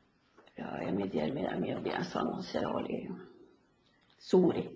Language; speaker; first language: Finnish; early bilingual, heritage; Finnish